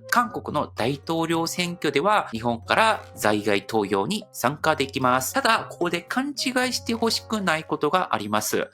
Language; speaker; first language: Japanese; non-native, fluent; Korean